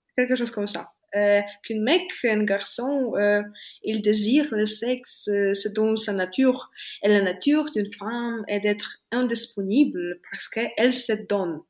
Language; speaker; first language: French; non-native, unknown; Polish